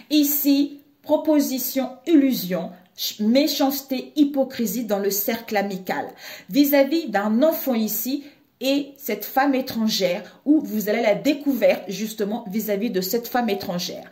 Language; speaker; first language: French; native; French